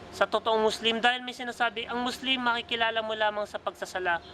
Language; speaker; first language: Filipino; native; Filipino